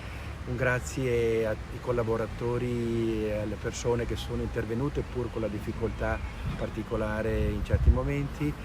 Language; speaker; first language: Italian; native; Italian